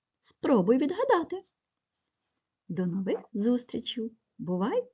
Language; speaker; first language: Ukrainian; native; Ukrainian